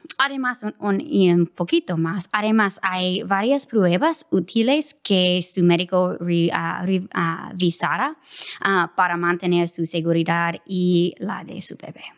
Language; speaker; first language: Spanish; non-native, fluent; English